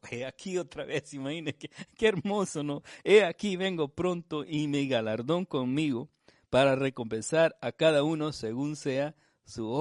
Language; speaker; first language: Spanish; native; Spanish